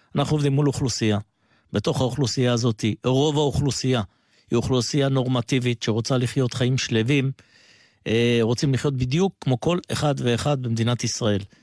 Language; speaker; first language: Hebrew; native; Hebrew